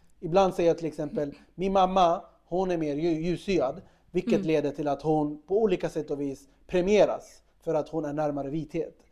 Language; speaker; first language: Swedish; early bilingual, other home language; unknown